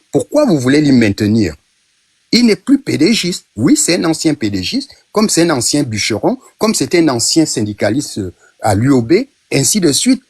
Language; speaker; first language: French; non-native, local second language; Fang